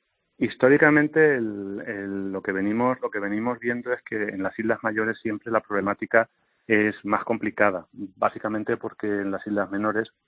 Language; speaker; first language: Spanish; native; Spanish